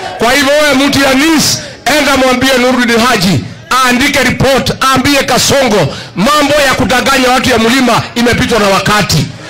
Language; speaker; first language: Swahili; non-native, local second language; Kikuyu